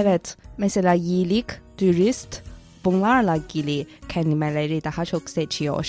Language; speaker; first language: Turkish; non-native, fluent; Chinese